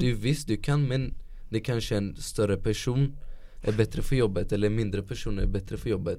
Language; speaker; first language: Swedish; non-native, fluent; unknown